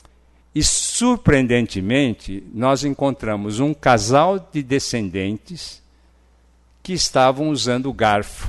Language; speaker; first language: Portuguese; early bilingual, other home language; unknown